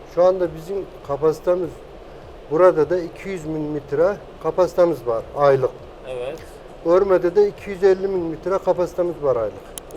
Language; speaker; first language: Turkish; non-native, fluent; Persian